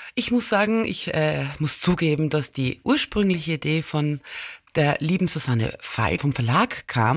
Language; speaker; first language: German; native; German